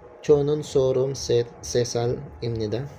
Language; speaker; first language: Korean; non-native, learner; English